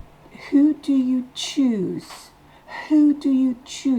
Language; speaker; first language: English; non-native, fluent; French